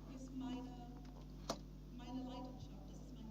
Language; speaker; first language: German; non-native, learner; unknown